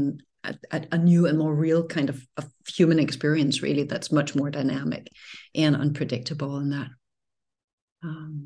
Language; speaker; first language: English; non-native, fluent; Danish